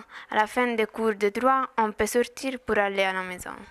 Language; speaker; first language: French; non-native, learner; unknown